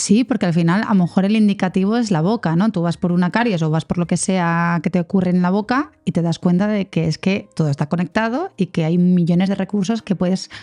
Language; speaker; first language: Spanish; native; Spanish